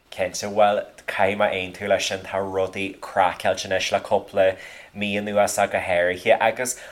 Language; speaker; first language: Irish; native; Irish